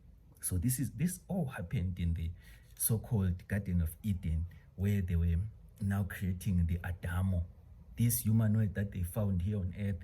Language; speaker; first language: English; non-native, local second language; Xhosa